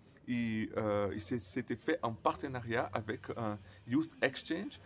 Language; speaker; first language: French; non-native, fluent; Portuguese